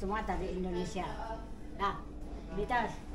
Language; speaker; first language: Indonesian; non-native, local second language; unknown